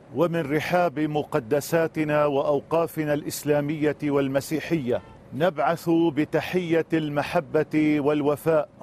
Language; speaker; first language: Arabic; native; Arabic